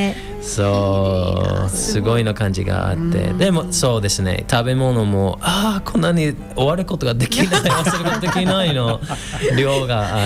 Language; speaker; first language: Japanese; non-native, fluent; English